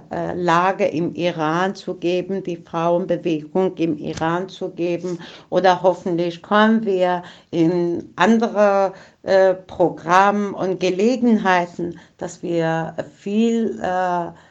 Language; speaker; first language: German; non-native, fluent; Persian